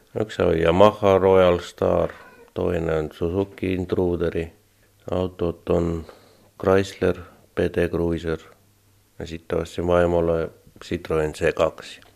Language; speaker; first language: Finnish; non-native, learner; Estonian